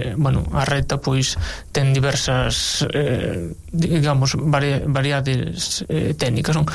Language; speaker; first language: Galician; native; Galician